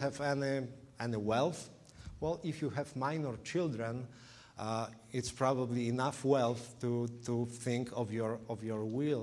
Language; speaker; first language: English; non-native, fluent; Polish